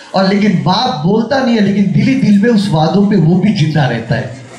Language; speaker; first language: Hindi; non-native, local second language; Marathi